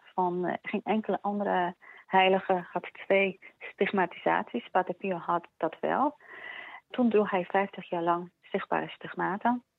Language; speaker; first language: Dutch; early bilingual, other home language; Polish